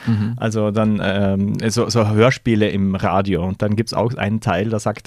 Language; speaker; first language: German; native; German